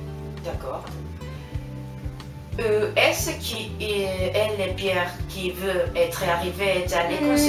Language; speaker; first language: French; non-native, learner; Spanish